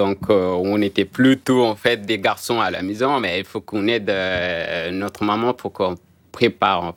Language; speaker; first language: French; non-native, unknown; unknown